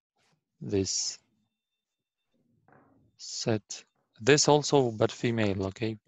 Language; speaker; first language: English; non-native, learner; Arabic